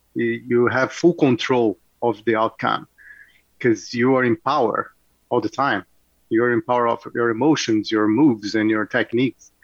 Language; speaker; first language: English; non-native, fluent; Portuguese